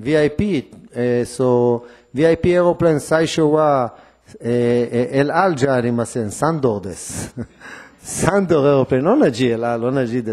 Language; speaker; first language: Japanese; non-native, learner; Hebrew